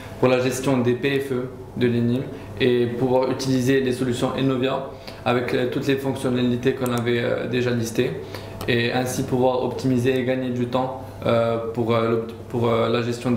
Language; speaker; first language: French; non-native, local second language; Arabic